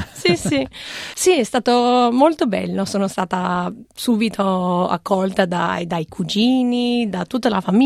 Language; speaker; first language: Italian; non-native, fluent; English